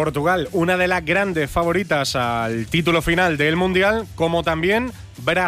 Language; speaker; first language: Spanish; native; Spanish